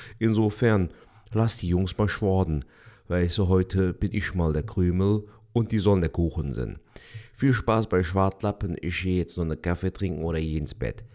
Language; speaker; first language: German; early bilingual, other home language; Turkish